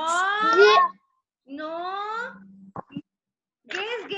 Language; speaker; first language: English; non-native, local second language; Bangla